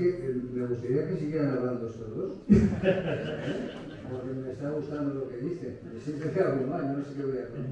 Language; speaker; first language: Spanish; native; Spanish